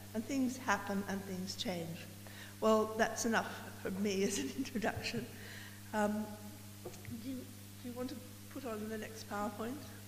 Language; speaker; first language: English; native; English